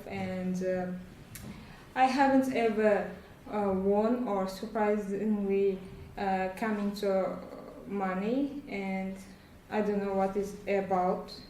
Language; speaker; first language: English; non-native, learner; Russian